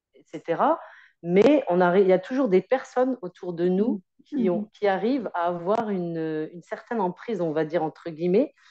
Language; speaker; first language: French; native; French